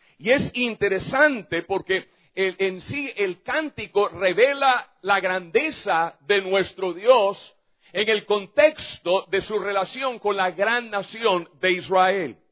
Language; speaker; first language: Spanish; non-native, fluent; English